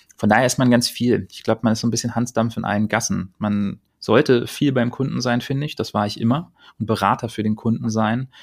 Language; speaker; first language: German; native; German